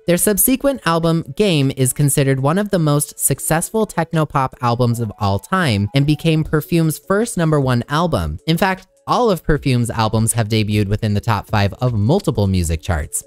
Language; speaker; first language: English; native; English